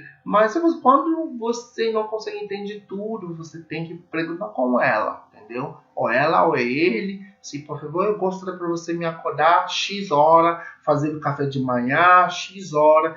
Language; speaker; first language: Portuguese; non-native, learner; English